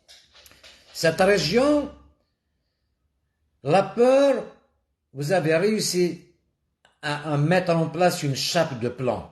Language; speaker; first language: French; non-native, local second language; Kabyle